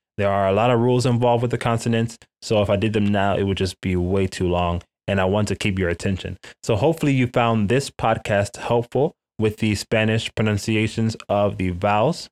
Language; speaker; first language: English; native; English